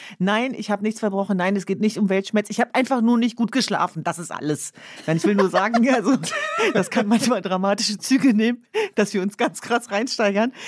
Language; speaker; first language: German; early bilingual, other home language; Kurdish